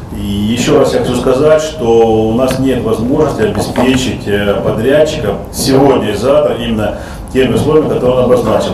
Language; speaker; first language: Russian; native; Russian